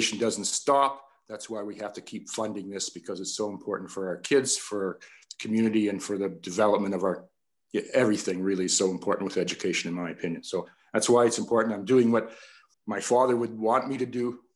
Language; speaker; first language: English; non-native, fluent; Polish